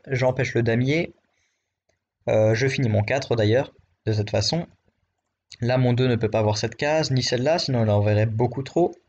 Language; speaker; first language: French; native; French